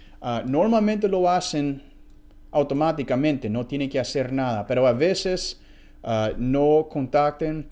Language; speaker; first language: Spanish; non-native, fluent; English